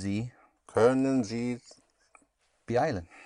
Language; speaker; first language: German; non-native, learner; English